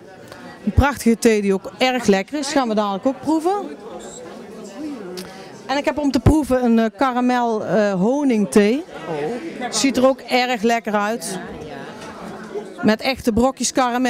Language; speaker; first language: Dutch; native; Dutch